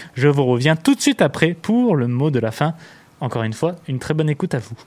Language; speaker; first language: French; native; French